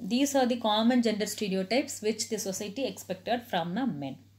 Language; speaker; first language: English; non-native, local second language; Tamil